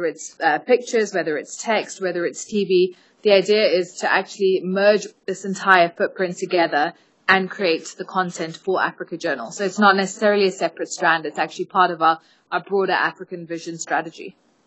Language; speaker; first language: English; native; English